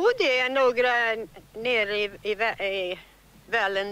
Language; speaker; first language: Swedish; early bilingual, heritage; Swedish